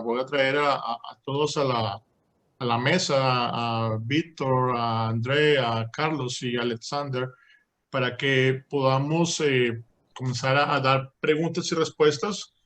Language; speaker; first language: Spanish; native; Spanish